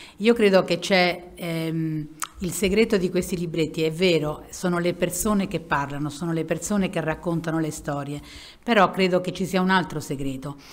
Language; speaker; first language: Italian; native; Italian